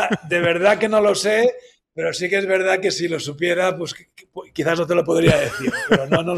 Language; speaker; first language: Spanish; native; Spanish